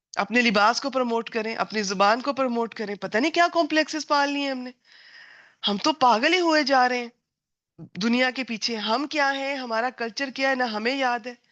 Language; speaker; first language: Urdu; non-native, local second language; Punjabi